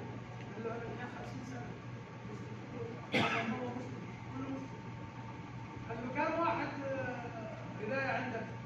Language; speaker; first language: Arabic; non-native, learner; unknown